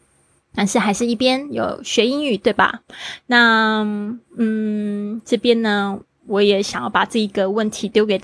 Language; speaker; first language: Chinese; native; Chinese